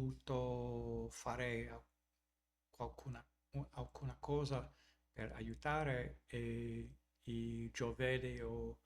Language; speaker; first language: Italian; non-native, learner; English